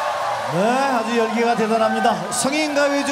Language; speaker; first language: Korean; native; Korean